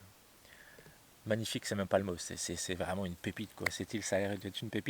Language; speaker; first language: French; native; French